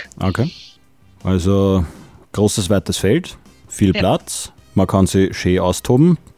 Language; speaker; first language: German; native; German